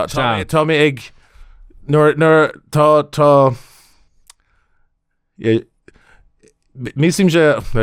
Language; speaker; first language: Irish; non-native, local second language; English